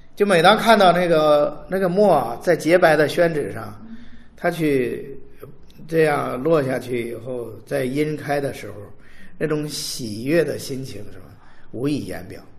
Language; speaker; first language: Chinese; native; Chinese